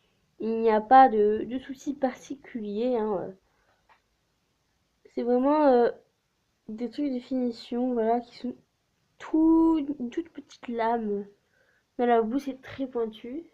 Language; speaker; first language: French; native; French